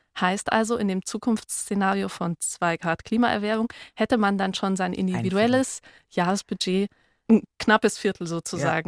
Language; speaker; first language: German; native; German